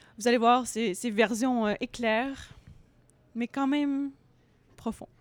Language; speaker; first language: French; native; French